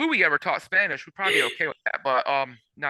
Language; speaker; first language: English; native; English